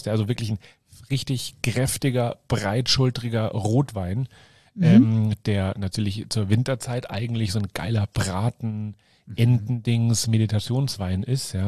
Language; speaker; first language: German; native; German